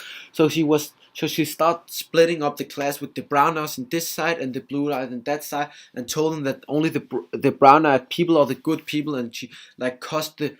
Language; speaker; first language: English; non-native, fluent; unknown